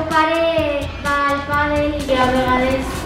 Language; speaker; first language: Catalan; non-native, local second language; Spanish